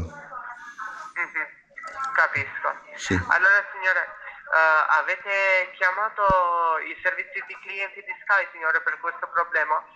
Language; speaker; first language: Italian; non-native, local second language; Albanian